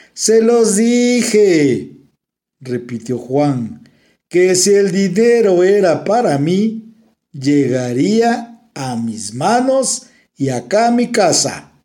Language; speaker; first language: Spanish; native; Spanish